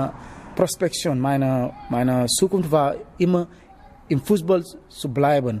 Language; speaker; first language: German; non-native, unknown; Wolof